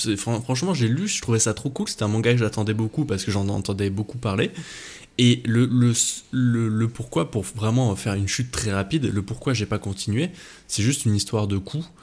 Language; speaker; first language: French; native; French